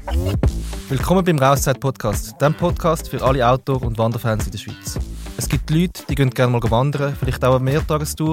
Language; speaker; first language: German; native; German